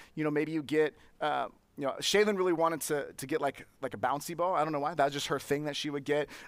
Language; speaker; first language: English; native; English